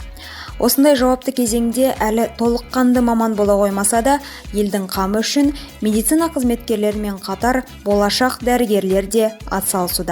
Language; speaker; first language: Kazakh; native; Kazakh